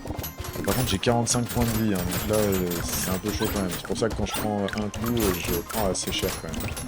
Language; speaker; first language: French; native; French